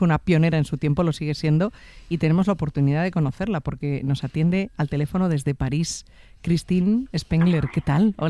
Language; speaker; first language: Spanish; native; Spanish